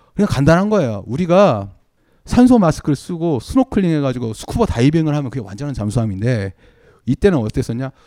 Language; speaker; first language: Korean; native; Korean